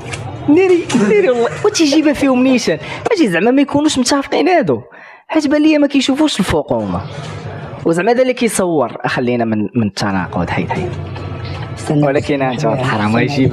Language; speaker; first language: Arabic; native; Arabic